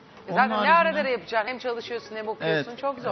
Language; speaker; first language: Turkish; native; Turkish